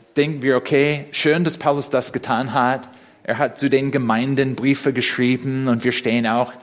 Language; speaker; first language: German; non-native, fluent; English